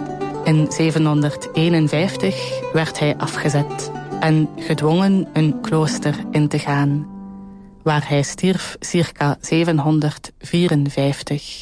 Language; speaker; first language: Dutch; native; Dutch